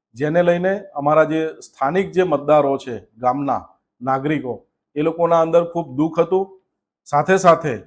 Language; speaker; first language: Gujarati; native; Gujarati